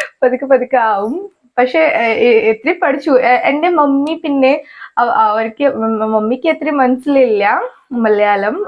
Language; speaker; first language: Malayalam; non-native, learner; Hindi